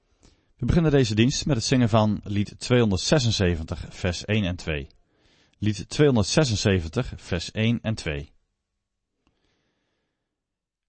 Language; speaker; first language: Dutch; native; Dutch